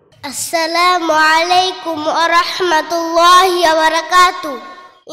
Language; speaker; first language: Arabic; non-native, learner; Bangla